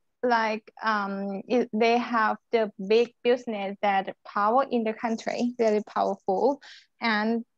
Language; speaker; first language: English; non-native, learner; Thai